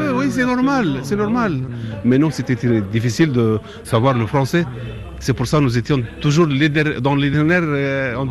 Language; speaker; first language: French; non-native, learner; Arabic